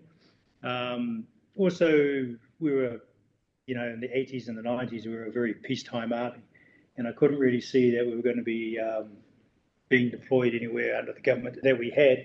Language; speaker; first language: English; native; English